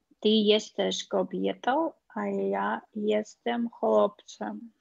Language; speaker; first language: Polish; non-native, learner; Russian